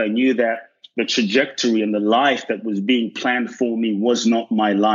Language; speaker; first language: English; native; English